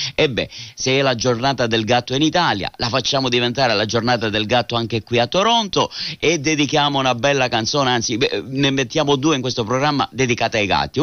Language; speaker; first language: Italian; early bilingual, heritage; Italian